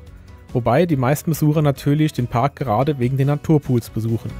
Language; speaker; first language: German; native; German